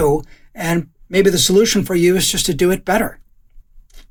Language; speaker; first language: English; native; English